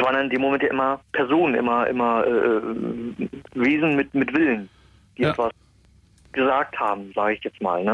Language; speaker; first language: German; native; German